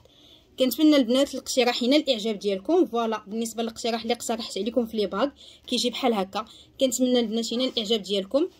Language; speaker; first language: Arabic; native; Arabic